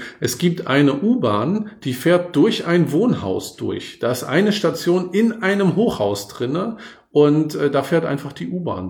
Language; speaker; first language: German; native; German